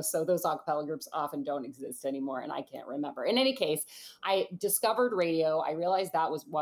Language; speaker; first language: English; native; English